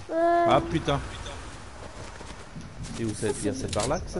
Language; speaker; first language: French; native; French